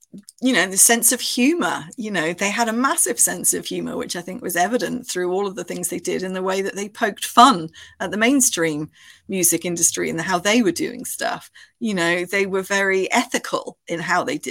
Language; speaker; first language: English; native; English